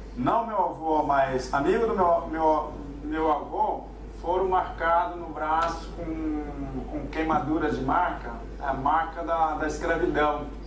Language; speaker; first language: Portuguese; non-native, local second language; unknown